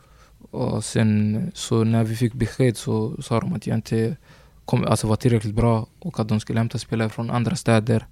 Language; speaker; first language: Swedish; early bilingual, other home language; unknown